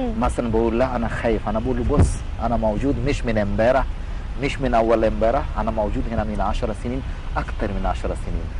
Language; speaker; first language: Egyptian Arabic; non-native, fluent; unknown